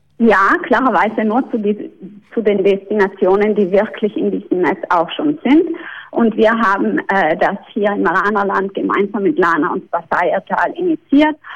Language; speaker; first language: German; native; German